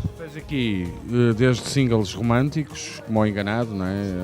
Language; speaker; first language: Portuguese; native; Portuguese